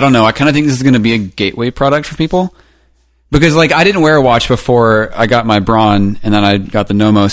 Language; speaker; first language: English; native; English